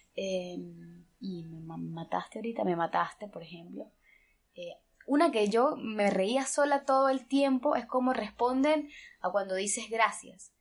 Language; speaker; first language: Spanish; native; Spanish